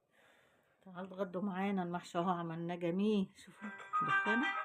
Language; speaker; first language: Arabic; native; Arabic